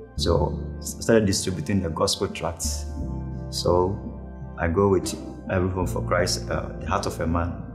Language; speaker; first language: English; non-native, local second language; Akan